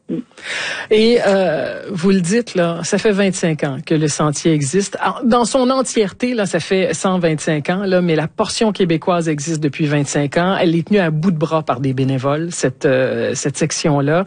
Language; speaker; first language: French; native; French